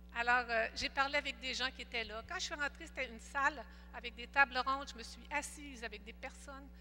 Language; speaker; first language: French; native; French